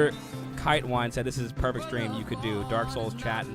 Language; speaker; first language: English; native; English